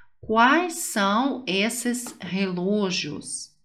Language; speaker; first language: Portuguese; non-native, fluent; Russian